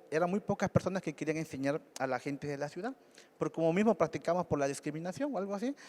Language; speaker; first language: Spanish; native; Spanish